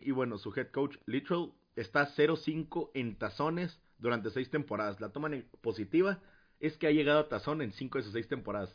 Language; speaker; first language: Spanish; native; Spanish